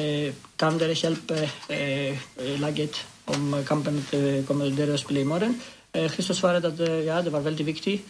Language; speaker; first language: Norwegian; non-native, fluent; Greek